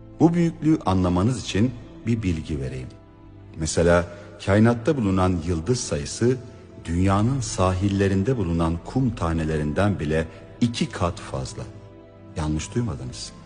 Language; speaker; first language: Turkish; native; Turkish